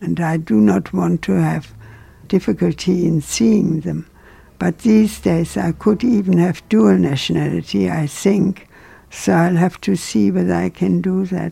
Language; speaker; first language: English; non-native, fluent; German